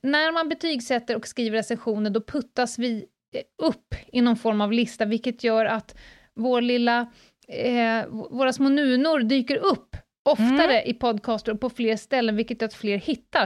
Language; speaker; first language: Swedish; native; Swedish